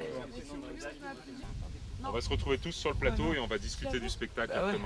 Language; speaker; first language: French; native; French